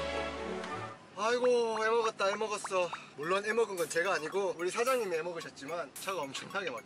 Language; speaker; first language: Korean; native; Korean